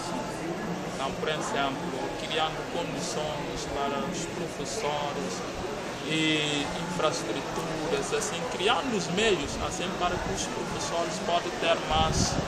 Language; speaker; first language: Portuguese; non-native, local second language; Upper Guinea Crioulo